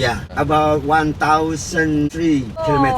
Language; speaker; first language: English; non-native, learner; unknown